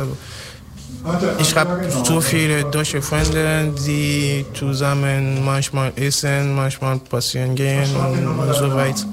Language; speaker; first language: German; non-native, learner; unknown